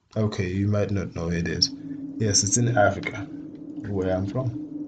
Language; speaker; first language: English; non-native, local second language; Tswana